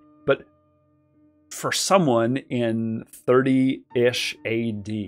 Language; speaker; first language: English; native; English